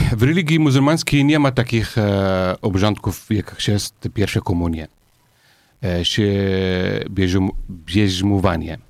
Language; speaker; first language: Polish; non-native, learner; Arabic